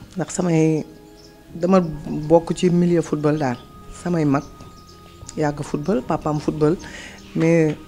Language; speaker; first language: Wolof; native; Wolof